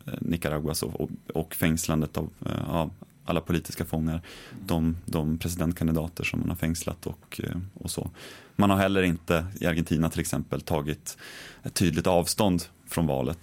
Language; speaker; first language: Swedish; native; Swedish